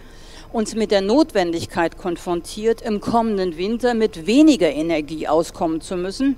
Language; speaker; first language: German; native; German